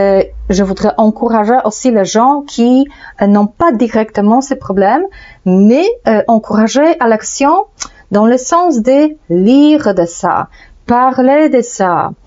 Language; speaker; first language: French; non-native, fluent; Polish